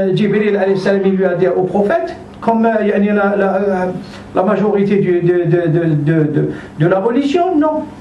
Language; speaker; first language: French; non-native, local second language; Arabic